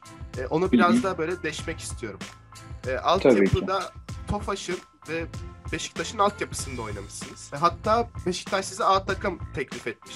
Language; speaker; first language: Turkish; native; Turkish